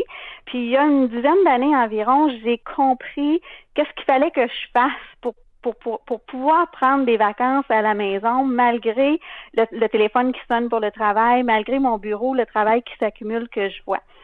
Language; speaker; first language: French; native; French